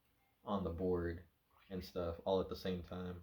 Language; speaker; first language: English; native; English